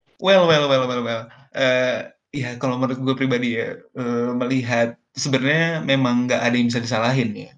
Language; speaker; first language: Indonesian; native; Indonesian